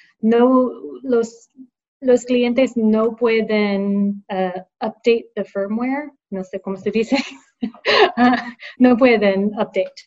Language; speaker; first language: Spanish; non-native, learner; English